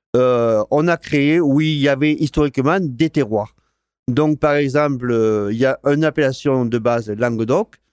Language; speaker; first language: French; non-native, fluent; Spanish